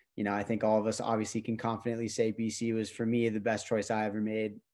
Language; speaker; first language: English; native; English